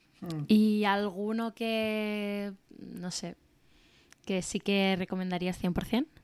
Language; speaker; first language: Spanish; native; Spanish